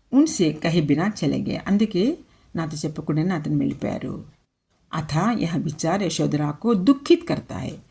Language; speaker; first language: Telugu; non-native, local second language; Urdu